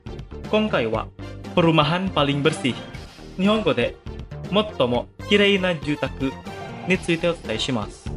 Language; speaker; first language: Japanese; non-native, fluent; Indonesian